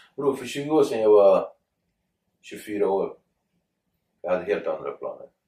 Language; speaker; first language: Swedish; early bilingual, other home language; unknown